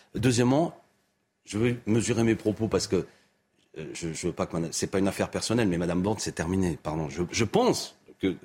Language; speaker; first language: French; native; French